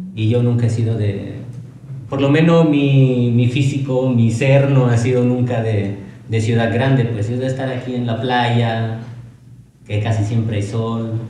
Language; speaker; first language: Spanish; non-native, fluent; Italian